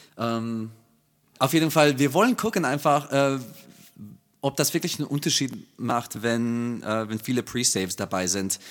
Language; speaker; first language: German; non-native, fluent; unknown